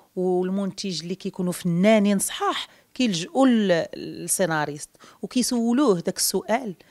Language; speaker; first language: Arabic; native; Arabic